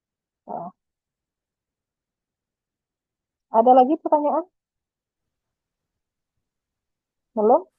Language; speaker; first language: Indonesian; native; Indonesian